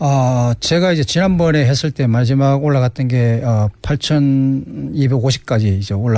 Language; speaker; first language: Korean; native; Korean